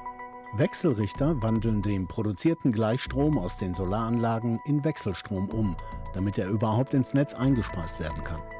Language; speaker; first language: German; native; German